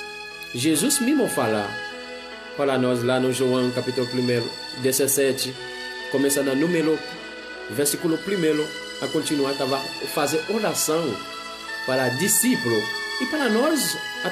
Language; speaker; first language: Portuguese; non-native, learner; Haitian Creole